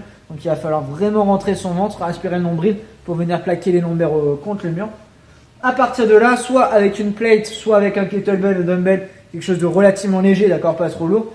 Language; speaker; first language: French; native; French